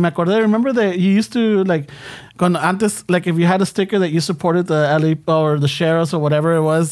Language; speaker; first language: English; early bilingual, other home language; Spanish